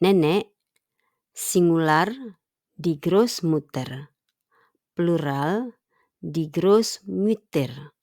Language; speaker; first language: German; non-native, fluent; Indonesian